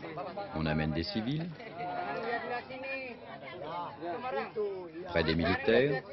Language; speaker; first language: French; native; French